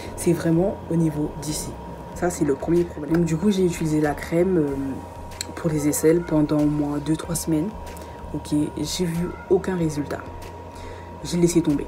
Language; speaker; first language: French; early bilingual, other home language; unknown